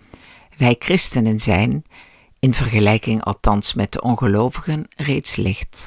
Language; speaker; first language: Dutch; native; Dutch